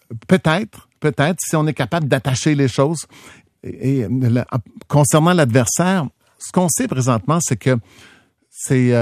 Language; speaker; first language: French; native; French